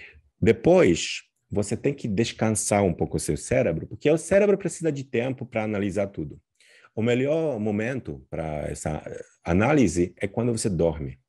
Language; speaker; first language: Portuguese; non-native, fluent; Polish